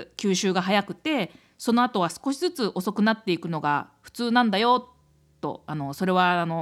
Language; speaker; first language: Japanese; native; Japanese